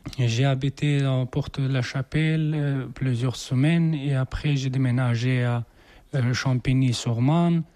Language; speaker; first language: French; non-native, learner; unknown